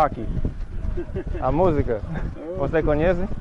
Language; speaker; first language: Portuguese; non-native, learner; English